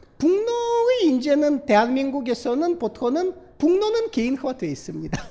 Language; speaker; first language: Korean; non-native, fluent; Russian